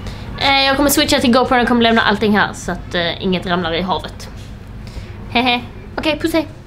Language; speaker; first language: Swedish; native; Swedish